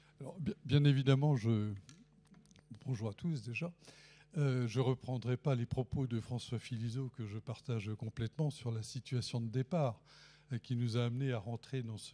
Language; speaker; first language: French; native; French